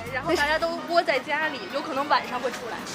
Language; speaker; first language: Chinese; native; Chinese